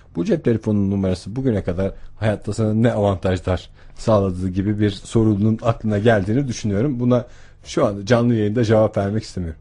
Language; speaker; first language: Turkish; native; Turkish